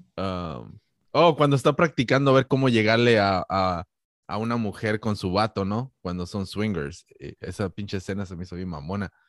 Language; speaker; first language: Spanish; native; Spanish